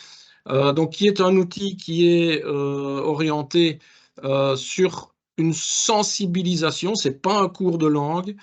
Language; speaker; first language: French; native; French